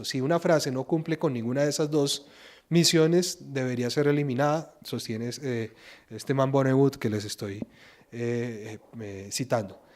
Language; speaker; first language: Spanish; native; Spanish